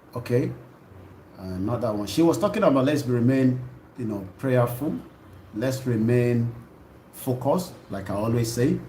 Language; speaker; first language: English; non-native, local second language; Yoruba